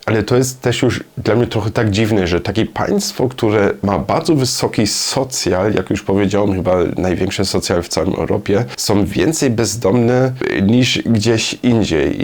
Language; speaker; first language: Polish; non-native, learner; German